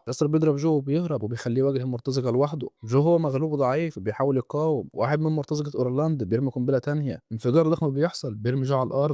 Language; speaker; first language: Arabic; native; Arabic